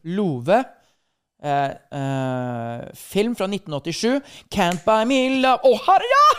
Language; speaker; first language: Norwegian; native; Norwegian